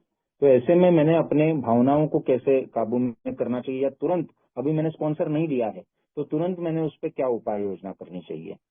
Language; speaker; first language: Hindi; native; Hindi